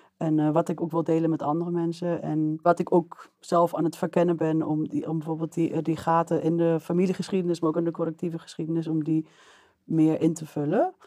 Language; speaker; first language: Dutch; early bilingual, other home language; Arabic